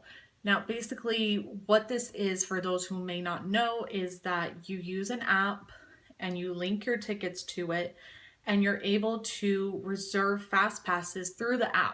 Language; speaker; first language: English; native; English